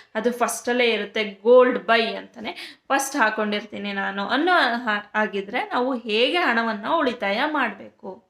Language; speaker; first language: Kannada; native; Kannada